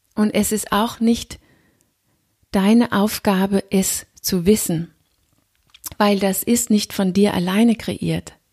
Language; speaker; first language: German; non-native, fluent; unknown